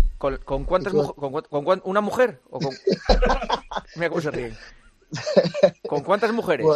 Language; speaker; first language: Spanish; native; Spanish